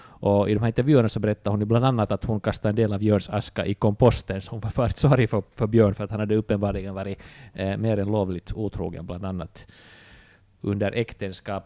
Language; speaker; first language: Swedish; native; Swedish